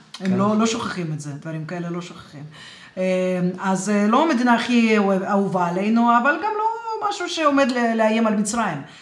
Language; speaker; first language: Hebrew; non-native, fluent; Russian